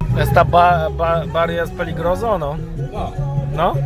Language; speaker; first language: Spanish; non-native, learner; Polish